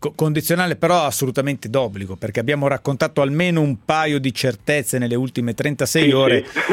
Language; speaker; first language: Italian; native; Italian